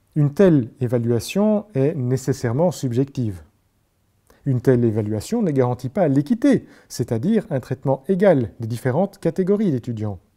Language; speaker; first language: French; native; French